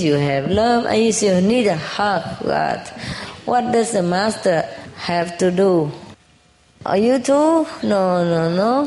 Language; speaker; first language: English; non-native, fluent; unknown